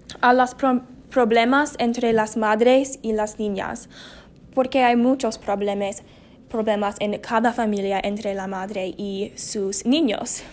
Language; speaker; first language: Spanish; non-native, learner; English